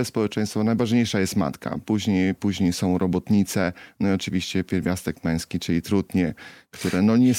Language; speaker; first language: Polish; native; Polish